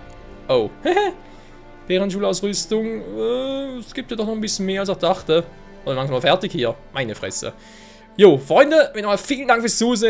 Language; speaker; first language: German; native; German